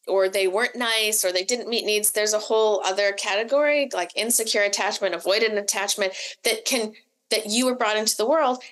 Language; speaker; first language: English; native; English